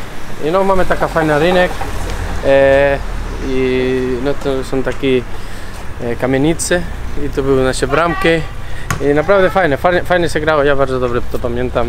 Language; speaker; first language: Polish; non-native, learner; Spanish